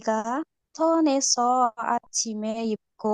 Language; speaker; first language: Korean; non-native, learner; Indonesian